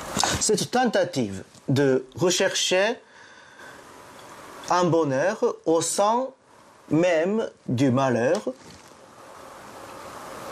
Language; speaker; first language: French; non-native, fluent; Japanese